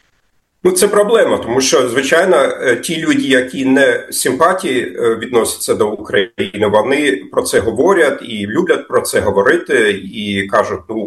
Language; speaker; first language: Ukrainian; non-native, fluent; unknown